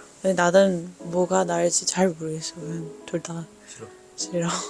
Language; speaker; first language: Korean; non-native, learner; Dutch